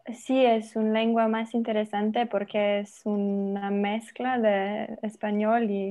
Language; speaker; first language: Spanish; non-native, learner; Slovenian